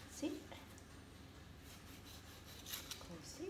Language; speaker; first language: Italian; non-native, learner; Thai